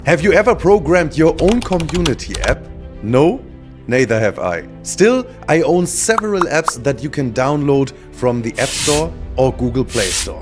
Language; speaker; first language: English; non-native, fluent; German